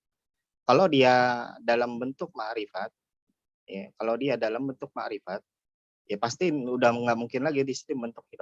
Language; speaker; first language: Indonesian; native; Indonesian